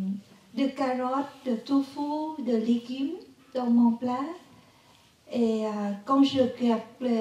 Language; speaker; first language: French; non-native, learner; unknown